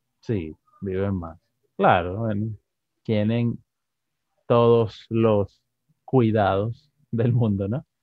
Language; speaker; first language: Spanish; native; Spanish